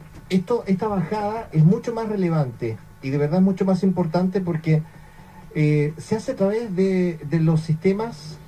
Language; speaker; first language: Spanish; native; Spanish